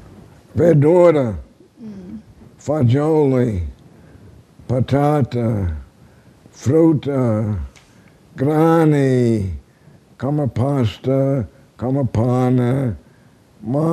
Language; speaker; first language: Italian; non-native, learner; English